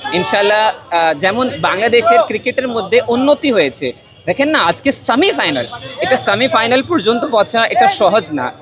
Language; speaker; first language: Bangla; non-native, learner; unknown